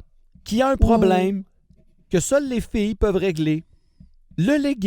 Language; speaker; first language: French; native; French